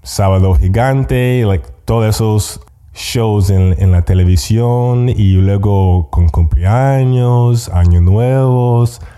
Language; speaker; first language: Spanish; early bilingual, other home language; English